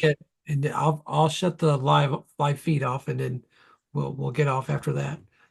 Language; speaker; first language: English; native; English